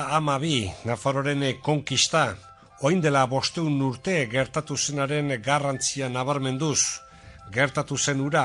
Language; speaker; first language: Basque; native; Basque